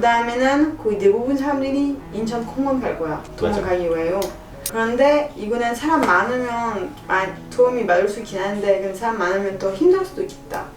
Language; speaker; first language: Korean; non-native, learner; French